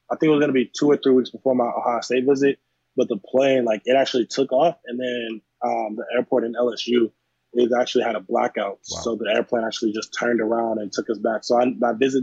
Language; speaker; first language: English; native; English